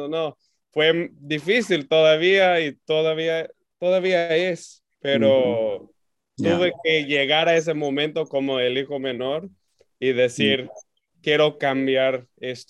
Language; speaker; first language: Spanish; non-native, fluent; English